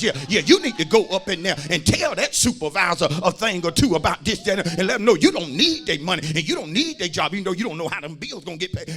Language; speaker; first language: English; native; English